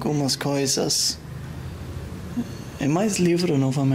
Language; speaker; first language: Portuguese; non-native, learner; German